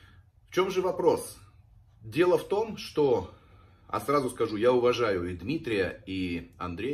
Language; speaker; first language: Russian; native; Russian